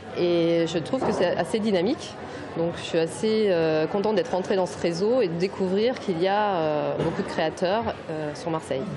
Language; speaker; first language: French; native; French